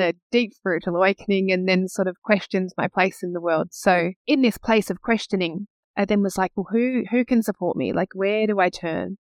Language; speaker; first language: English; native; English